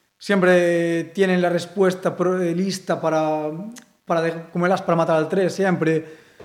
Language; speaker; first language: Spanish; non-native, local second language; Galician